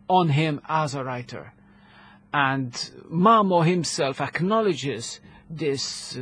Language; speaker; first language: English; non-native, local second language; Maltese